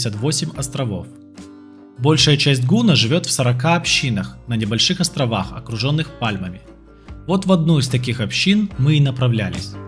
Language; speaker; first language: Russian; native; Russian